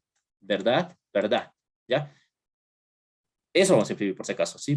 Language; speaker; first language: Spanish; native; Spanish